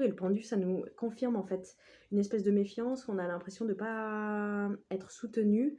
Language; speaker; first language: French; native; French